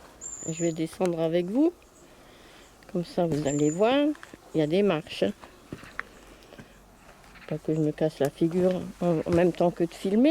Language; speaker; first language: French; native; French